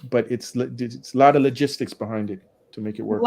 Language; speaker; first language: English; native; English